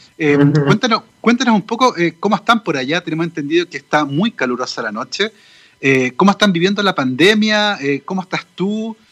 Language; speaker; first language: Spanish; native; Spanish